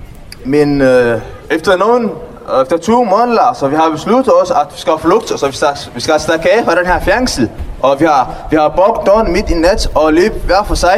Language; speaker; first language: Danish; non-native, learner; Tigrinya